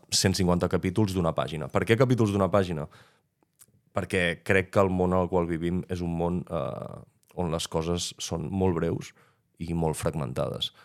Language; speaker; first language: Catalan; native; Catalan